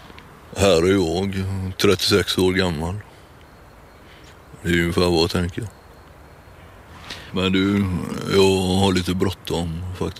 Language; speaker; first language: Swedish; native; Swedish